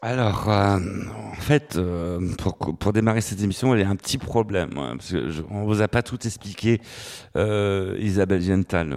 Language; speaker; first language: French; native; French